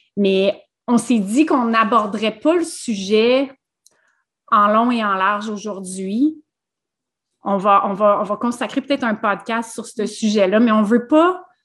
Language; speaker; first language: French; native; French